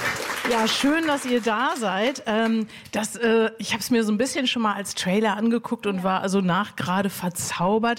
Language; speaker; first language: German; native; German